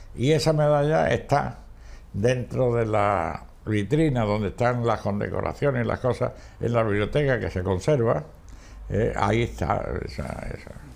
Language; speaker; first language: Spanish; native; Spanish